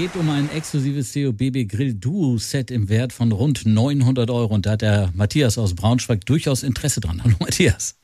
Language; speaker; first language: German; native; German